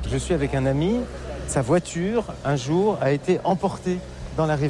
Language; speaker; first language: French; native; French